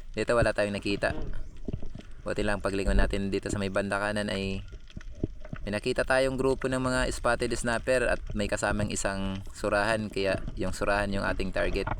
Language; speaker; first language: Filipino; non-native, local second language; Cebuano